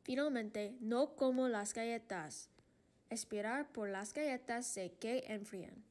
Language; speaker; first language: Spanish; non-native, learner; English